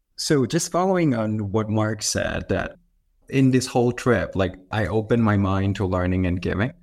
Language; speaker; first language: English; non-native, fluent; Thai